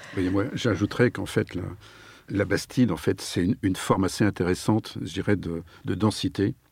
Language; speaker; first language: French; native; French